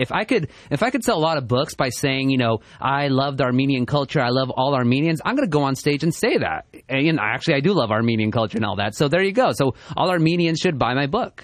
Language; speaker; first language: English; early bilingual, other home language; Spanish